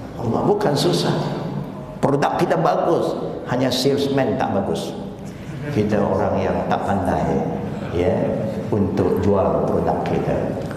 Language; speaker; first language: Malay; non-native, local second language; Chinese